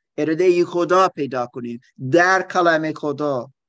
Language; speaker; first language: Persian; non-native, learner; German